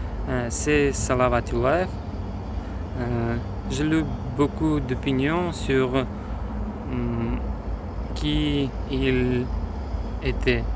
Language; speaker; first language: French; non-native, learner; Russian